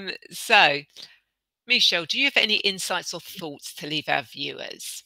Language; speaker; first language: English; native; English